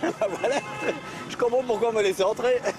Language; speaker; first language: French; native; French